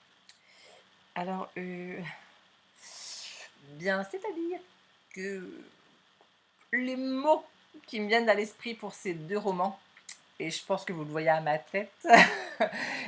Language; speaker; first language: French; native; French